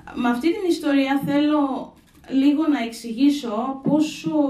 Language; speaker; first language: Greek; non-native, fluent; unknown